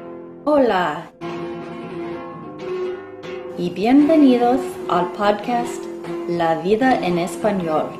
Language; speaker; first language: Spanish; non-native, learner; English